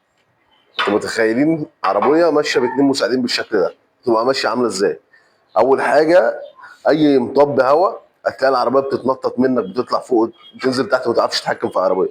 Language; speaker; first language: Arabic; native; Arabic